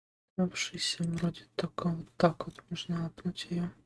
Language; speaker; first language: Russian; native; Russian